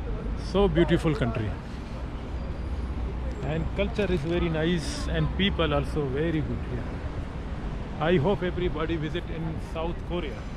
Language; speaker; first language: English; non-native, learner; Urdu